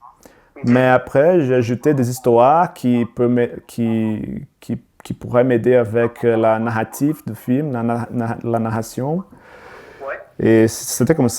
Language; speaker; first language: French; non-native, learner; Portuguese